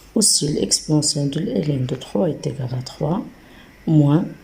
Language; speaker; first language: French; non-native, local second language; Arabic